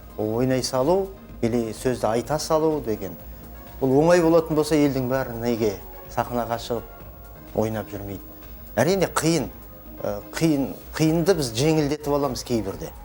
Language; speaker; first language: Kazakh; native; Kazakh